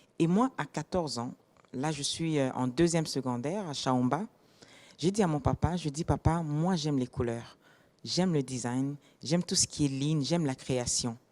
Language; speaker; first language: French; non-native, local second language; Lingala